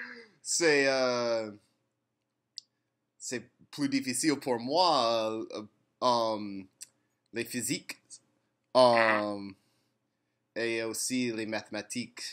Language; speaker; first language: French; non-native, learner; English